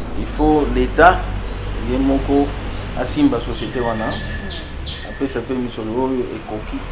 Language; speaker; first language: Lingala; non-native, local second language; Luba-Lulua